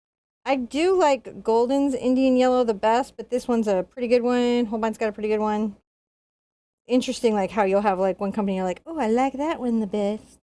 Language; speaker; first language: English; native; English